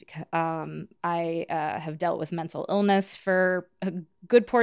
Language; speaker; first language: English; native; English